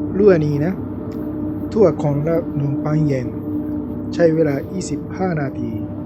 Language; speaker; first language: Thai; non-native, fluent; Japanese